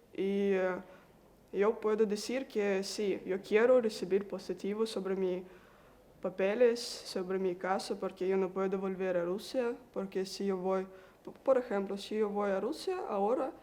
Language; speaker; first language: Spanish; non-native, learner; Russian